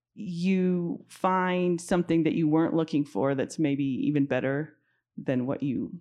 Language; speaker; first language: English; native; English